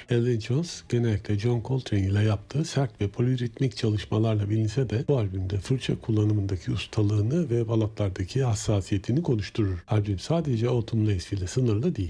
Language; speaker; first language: Turkish; native; Turkish